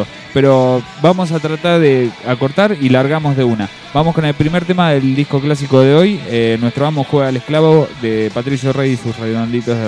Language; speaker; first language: Spanish; native; Spanish